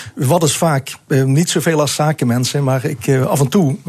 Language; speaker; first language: Dutch; native; Dutch